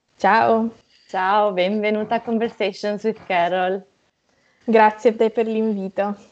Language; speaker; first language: Italian; native; Italian